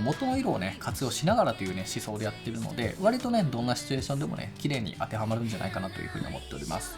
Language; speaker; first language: Japanese; native; Japanese